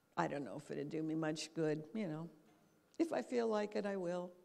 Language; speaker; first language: English; native; English